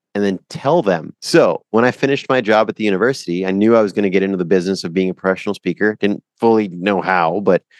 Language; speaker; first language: English; native; English